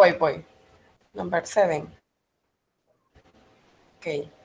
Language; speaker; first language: English; non-native, learner; Spanish